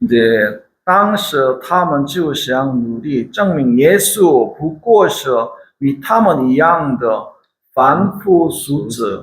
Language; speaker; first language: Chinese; non-native, fluent; Korean